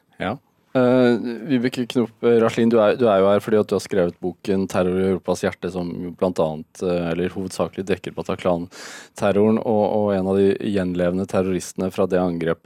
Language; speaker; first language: Norwegian; native; Norwegian